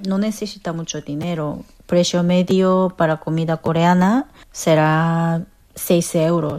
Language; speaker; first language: Spanish; non-native, fluent; Korean